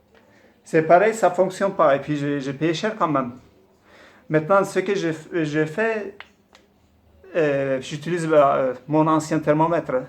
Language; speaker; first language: French; non-native, fluent; Turkish